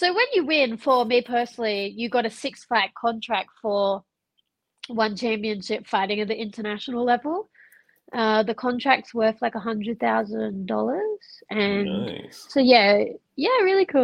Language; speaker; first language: English; native; English